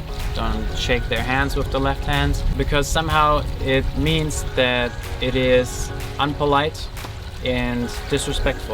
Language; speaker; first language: English; non-native, fluent; German